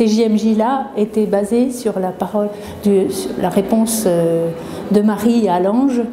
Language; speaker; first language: French; native; French